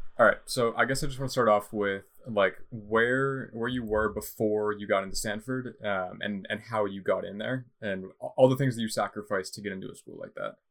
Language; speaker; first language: English; native; English